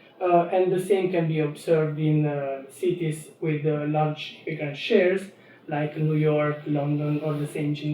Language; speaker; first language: English; non-native, fluent; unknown